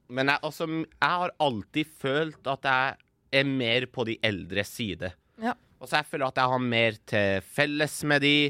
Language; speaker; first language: Norwegian; early bilingual, other home language; Persian